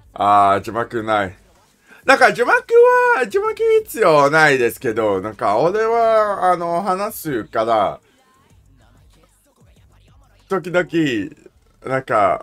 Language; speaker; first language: Japanese; non-native, learner; English